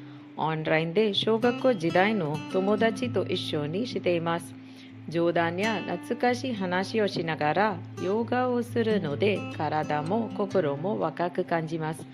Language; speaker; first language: Japanese; non-native, learner; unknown